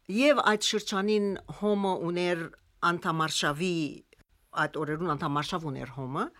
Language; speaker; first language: Armenian; early bilingual, heritage; Armenian